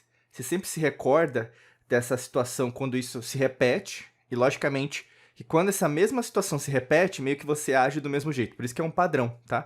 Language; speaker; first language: Portuguese; native; Portuguese